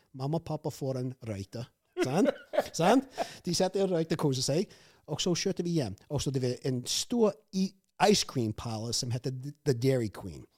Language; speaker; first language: Norwegian; non-native, fluent; English